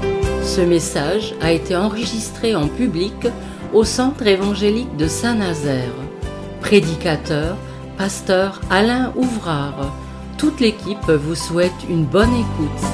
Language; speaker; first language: French; native; French